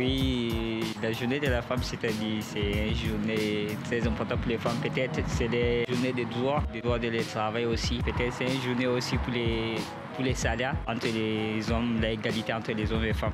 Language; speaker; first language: French; non-native, learner; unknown